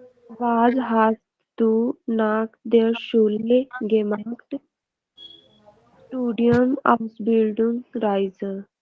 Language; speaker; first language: German; non-native, learner; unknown